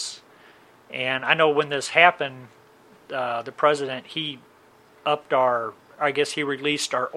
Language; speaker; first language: English; native; English